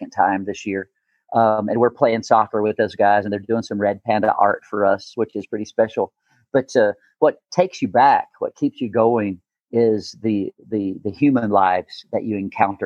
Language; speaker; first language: English; native; English